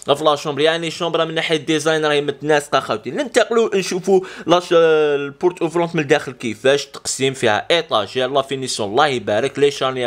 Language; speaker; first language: Arabic; native; Arabic